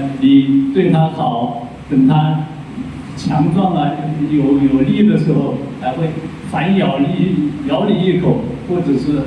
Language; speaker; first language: Chinese; native; Chinese